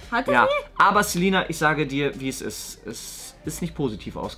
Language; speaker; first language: German; native; German